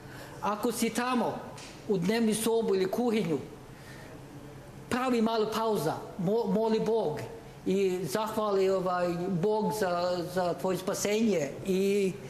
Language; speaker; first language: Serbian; non-native, learner; Norwegian